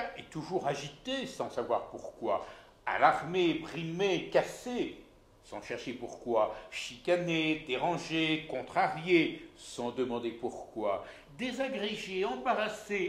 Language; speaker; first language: French; native; French